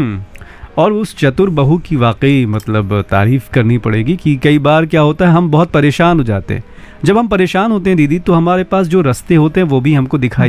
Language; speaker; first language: Hindi; native; Hindi